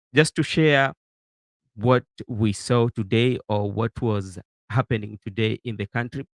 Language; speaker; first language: English; non-native, local second language; Swahili